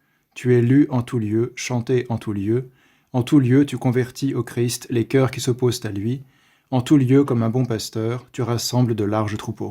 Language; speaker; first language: French; native; French